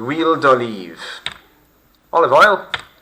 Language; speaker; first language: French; non-native, fluent; English